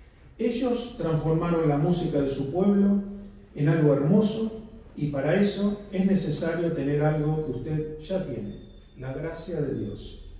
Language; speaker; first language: Spanish; native; Spanish